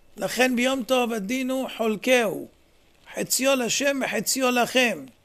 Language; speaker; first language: Hebrew; native; Hebrew